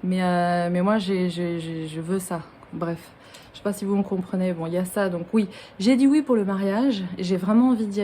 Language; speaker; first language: French; native; French